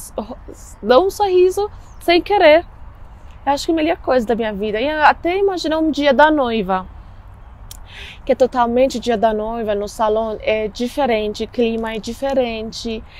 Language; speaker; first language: Portuguese; non-native, learner; Persian